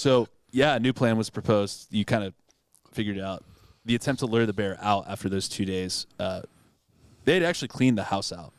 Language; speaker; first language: English; native; English